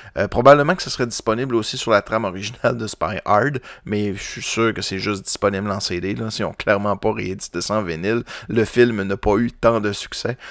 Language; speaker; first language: French; native; French